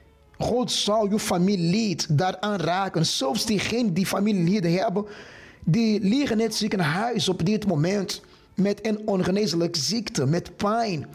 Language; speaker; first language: Dutch; non-native, fluent; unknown